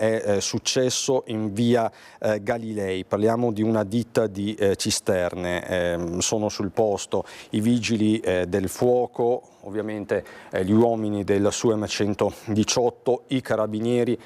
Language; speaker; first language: Italian; native; Italian